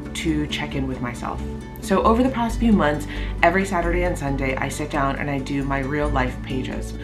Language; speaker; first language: English; native; English